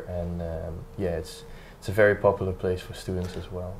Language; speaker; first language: English; non-native, fluent; Dutch